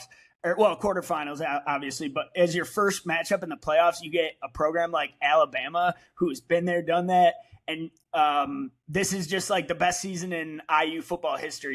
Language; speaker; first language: English; native; English